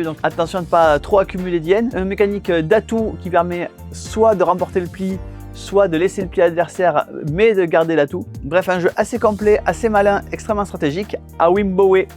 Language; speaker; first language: French; native; French